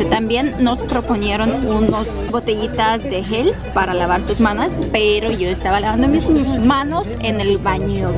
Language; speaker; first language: Spanish; non-native, fluent; Ukrainian